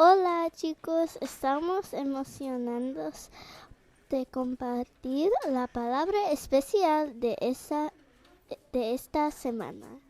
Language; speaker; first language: Spanish; non-native, learner; English